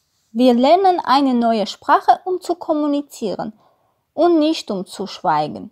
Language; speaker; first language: German; non-native, fluent; Armenian